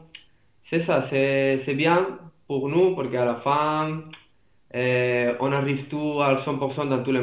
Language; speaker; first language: French; non-native, fluent; Spanish